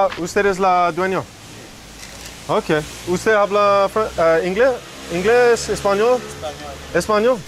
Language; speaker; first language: Spanish; non-native, learner; English